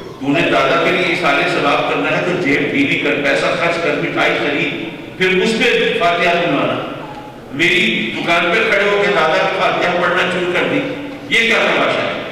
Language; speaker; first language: Urdu; native; Urdu